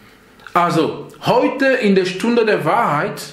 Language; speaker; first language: German; non-native, fluent; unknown